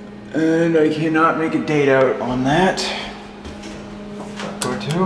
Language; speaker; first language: English; native; English